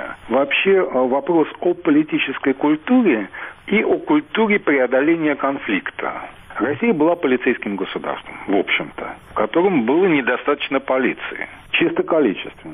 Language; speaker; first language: Russian; native; Russian